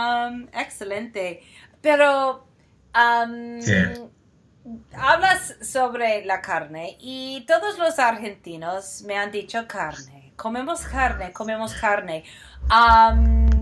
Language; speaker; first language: Spanish; non-native, fluent; English